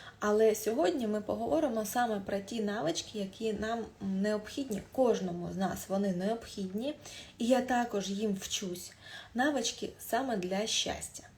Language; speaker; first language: Ukrainian; non-native, local second language; Russian